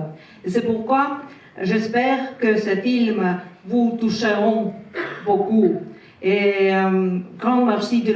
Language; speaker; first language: French; non-native, learner; Estonian